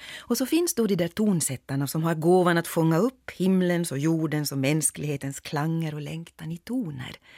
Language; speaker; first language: Swedish; native; Swedish